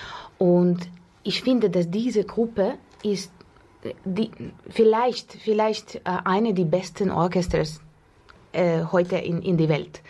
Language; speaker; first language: German; non-native, learner; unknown